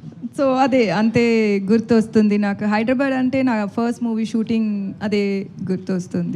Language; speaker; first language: Telugu; non-native, learner; Tamil